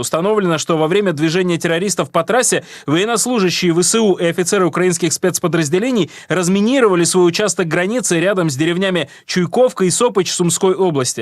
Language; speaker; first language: Russian; native; Russian